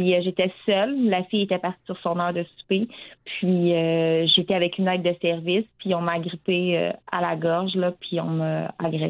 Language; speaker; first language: French; native; French